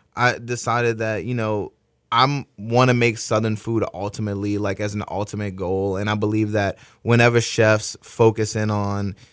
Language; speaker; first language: English; native; English